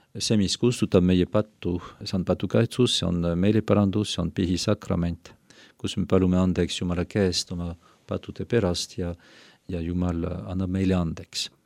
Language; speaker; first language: Estonian; non-native, fluent; French